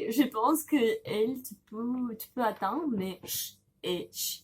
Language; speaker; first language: French; non-native, learner; Russian